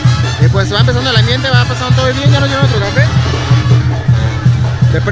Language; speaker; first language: Spanish; native; Spanish